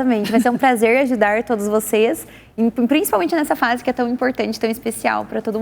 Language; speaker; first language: Portuguese; native; Portuguese